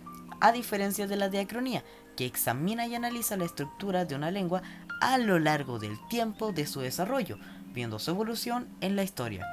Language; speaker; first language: Spanish; native; Spanish